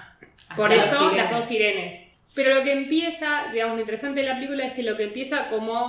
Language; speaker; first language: Spanish; native; Spanish